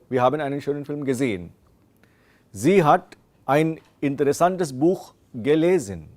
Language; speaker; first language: German; non-native, fluent; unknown